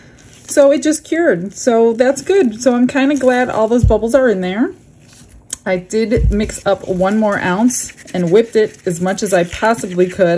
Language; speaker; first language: English; native; English